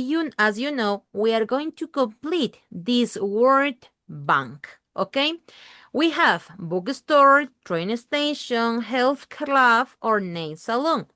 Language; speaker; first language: English; non-native, learner; Spanish